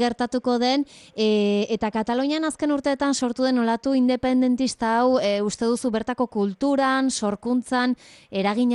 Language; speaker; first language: Basque; native; Basque